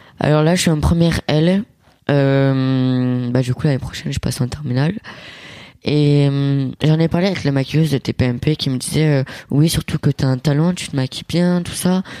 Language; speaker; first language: French; native; French